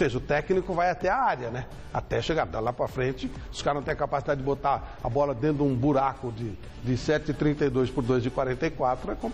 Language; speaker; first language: Portuguese; native; Portuguese